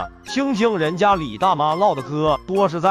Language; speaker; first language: Chinese; native; Chinese